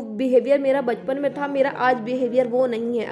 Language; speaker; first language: Hindi; native; Hindi